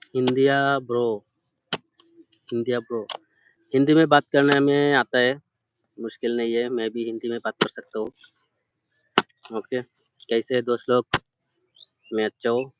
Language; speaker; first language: Hindi; non-native, learner; Bangla